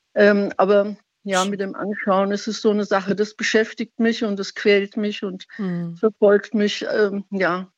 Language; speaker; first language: German; non-native, fluent; Persian